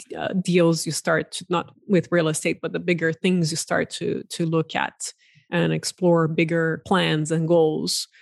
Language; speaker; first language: English; non-native, fluent; Portuguese